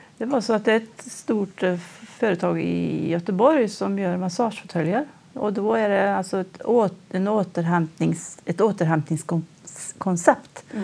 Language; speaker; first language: Swedish; native; Swedish